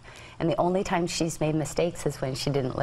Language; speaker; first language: English; native; English